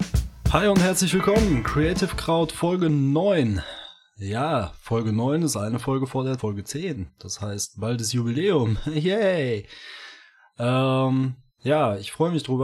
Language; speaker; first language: German; native; German